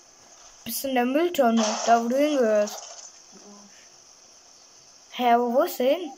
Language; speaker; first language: German; native; German